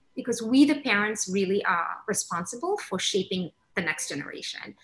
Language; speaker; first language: English; non-native, local second language; Somali